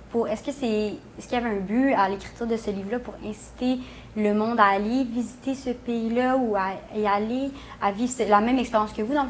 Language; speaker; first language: French; native; French